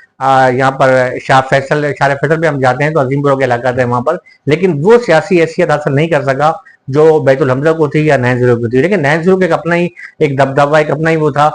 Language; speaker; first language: Urdu; native; Urdu